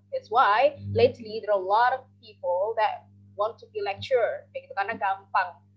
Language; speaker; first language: English; non-native, fluent; Indonesian